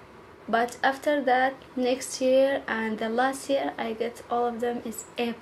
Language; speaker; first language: English; non-native, learner; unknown